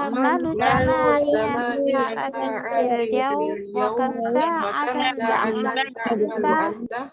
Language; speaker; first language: Arabic; non-native, learner; Indonesian